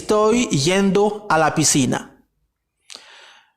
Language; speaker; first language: Spanish; non-native, fluent; Haitian Creole